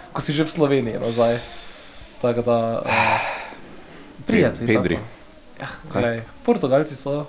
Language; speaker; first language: Slovenian; non-native, local second language; Albanian